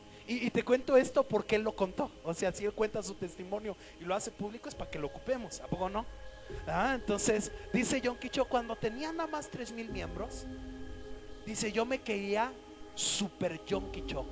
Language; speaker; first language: Spanish; native; Spanish